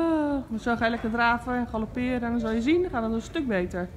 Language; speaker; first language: Dutch; native; Dutch